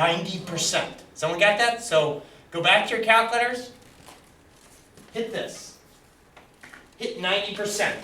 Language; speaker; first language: English; native; English